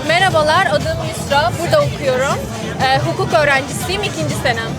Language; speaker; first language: Turkish; early bilingual, other home language; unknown